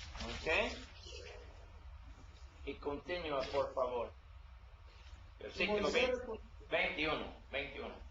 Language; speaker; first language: Spanish; non-native, learner; English